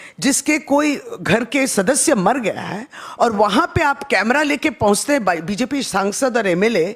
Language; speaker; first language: Hindi; non-native, local second language; Bangla